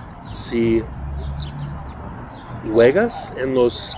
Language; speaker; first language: Spanish; non-native, learner; English